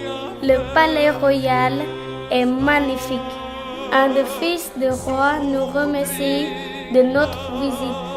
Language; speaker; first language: French; non-native, learner; Khmer